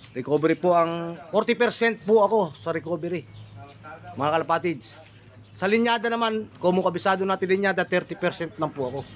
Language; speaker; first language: Filipino; non-native, local second language; Waray